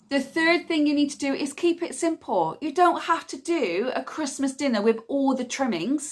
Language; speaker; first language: English; native; English